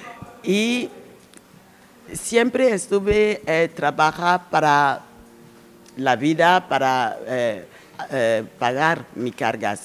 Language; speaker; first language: Spanish; non-native, learner; French